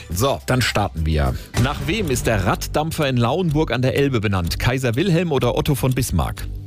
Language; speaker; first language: German; native; German